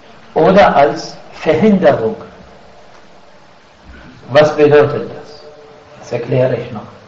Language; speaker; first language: German; non-native, fluent; Arabic